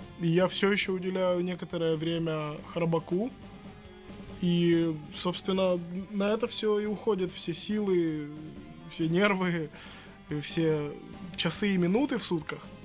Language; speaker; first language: Russian; native; Russian